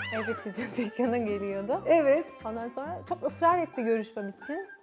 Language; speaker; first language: Turkish; native; Turkish